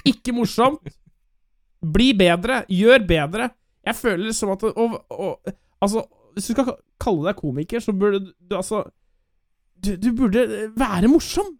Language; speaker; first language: Norwegian; native; Norwegian